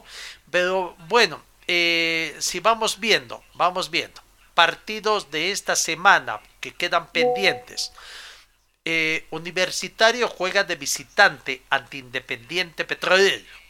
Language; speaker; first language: Spanish; native; Spanish